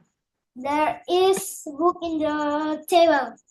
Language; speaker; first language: English; non-native, learner; Indonesian